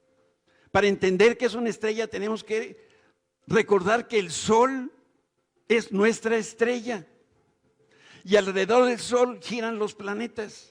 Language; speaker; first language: Spanish; native; Spanish